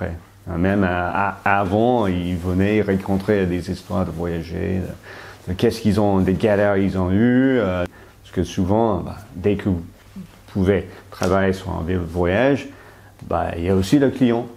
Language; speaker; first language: French; non-native, fluent; English